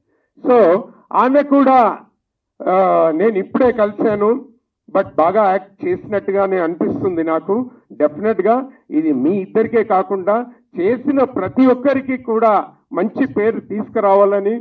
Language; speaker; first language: Telugu; native; Telugu